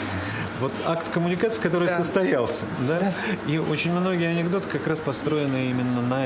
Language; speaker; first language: Russian; native; Russian